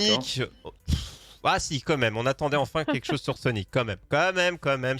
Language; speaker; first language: French; native; French